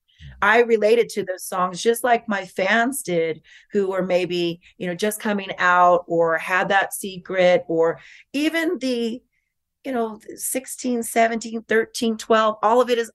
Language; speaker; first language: English; native; English